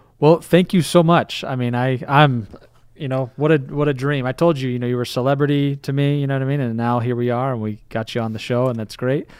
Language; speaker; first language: English; native; English